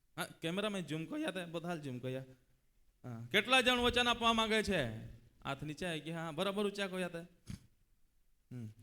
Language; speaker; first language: Gujarati; non-native, local second language; Gamit